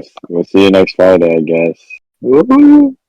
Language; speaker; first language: English; native; English